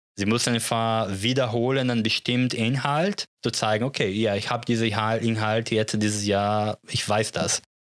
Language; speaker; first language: German; non-native, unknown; Portuguese